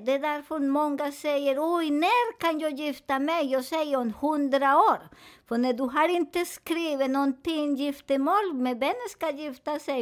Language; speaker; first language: Swedish; non-native, fluent; Spanish